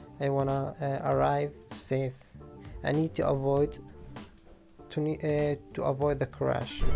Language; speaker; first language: English; non-native, learner; Arabic